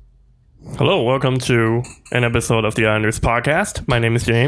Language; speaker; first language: English; non-native, fluent; Chinese